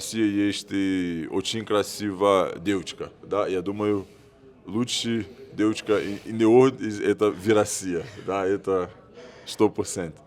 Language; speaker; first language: Russian; non-native, learner; Portuguese